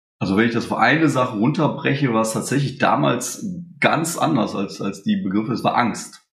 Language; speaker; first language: German; early bilingual, other home language; Polish